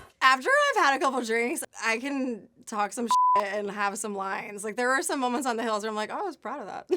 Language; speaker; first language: English; native; English